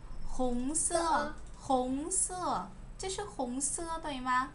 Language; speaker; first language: Chinese; non-native, learner; Vietnamese